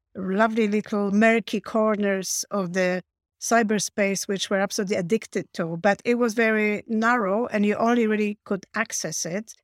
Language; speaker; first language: English; non-native, fluent; Polish